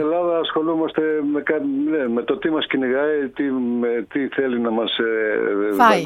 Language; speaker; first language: Greek; native; Greek